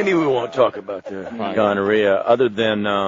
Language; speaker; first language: English; native; English